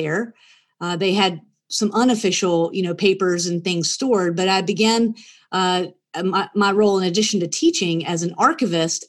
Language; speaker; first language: English; native; English